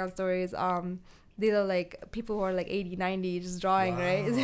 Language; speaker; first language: English; non-native, local second language; Tamil